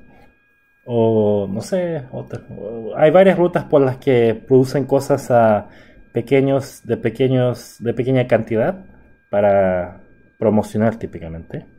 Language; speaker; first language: Spanish; non-native, fluent; Korean